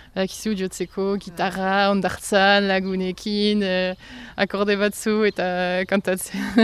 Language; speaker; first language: Basque; non-native, local second language; French